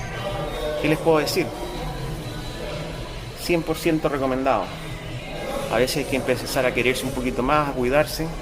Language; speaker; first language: Spanish; native; Spanish